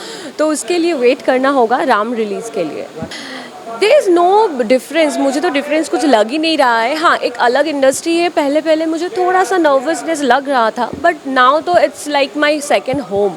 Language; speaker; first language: Hindi; non-native, local second language; Bangla